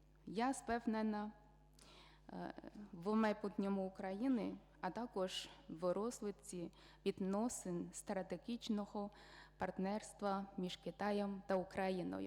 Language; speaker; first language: Ukrainian; non-native, fluent; Chinese